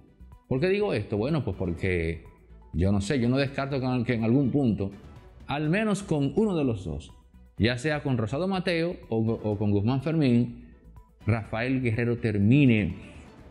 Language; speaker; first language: Spanish; native; Spanish